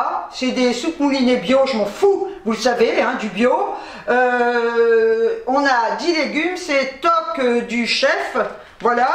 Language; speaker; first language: French; native; French